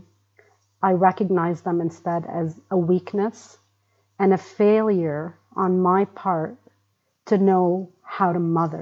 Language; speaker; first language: English; early bilingual, other home language; Arabic